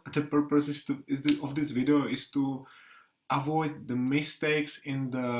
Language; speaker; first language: English; non-native, fluent; Czech